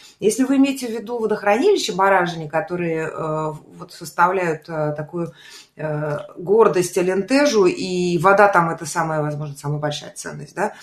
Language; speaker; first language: Russian; native; Russian